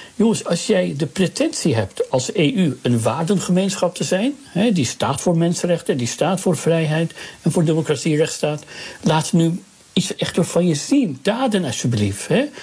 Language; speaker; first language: Dutch; early bilingual, other home language; Persian